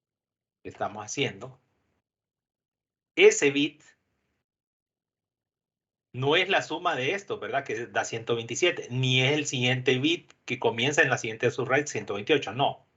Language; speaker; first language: Spanish; native; Spanish